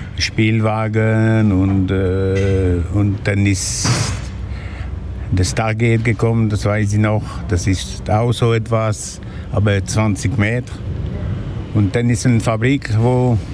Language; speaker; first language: German; non-native, local second language; French